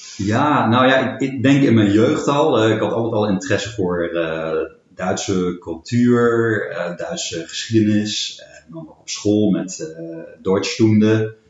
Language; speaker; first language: Dutch; native; Dutch